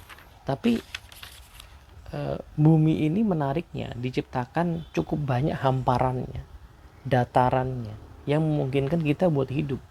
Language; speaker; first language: Indonesian; native; Indonesian